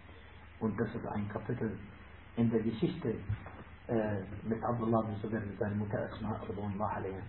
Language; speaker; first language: German; non-native, fluent; Arabic